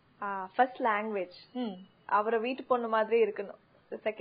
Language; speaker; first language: Tamil; non-native, fluent; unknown